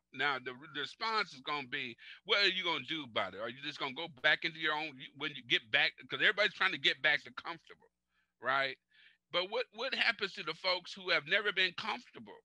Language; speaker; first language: English; native; English